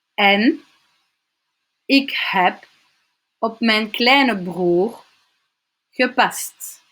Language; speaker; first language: Dutch; non-native, local second language; French